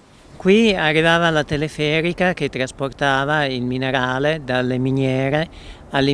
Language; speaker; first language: Italian; native; Italian